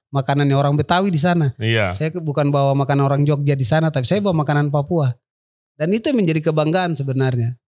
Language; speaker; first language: Indonesian; native; Indonesian